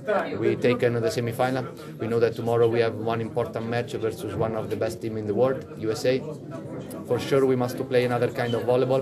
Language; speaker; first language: English; non-native, fluent; Italian